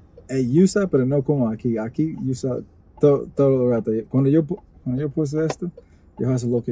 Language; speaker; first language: Spanish; non-native, learner; English